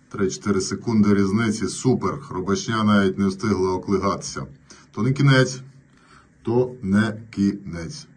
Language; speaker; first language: Ukrainian; native; Ukrainian